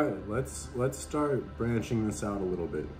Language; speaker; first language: English; native; English